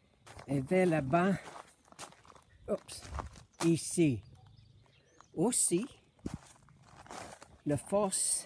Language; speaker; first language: French; non-native, learner; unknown